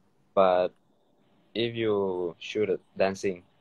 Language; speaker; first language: English; non-native, learner; Thai